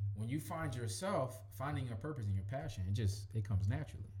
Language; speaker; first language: English; native; English